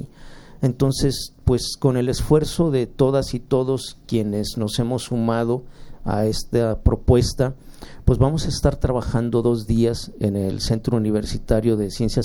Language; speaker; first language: Spanish; native; Spanish